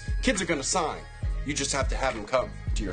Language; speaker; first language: English; native; English